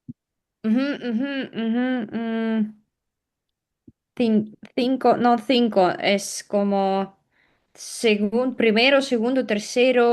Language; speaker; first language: Spanish; non-native, learner; Russian